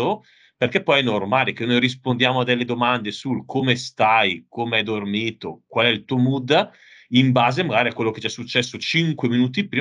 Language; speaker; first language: Italian; native; Italian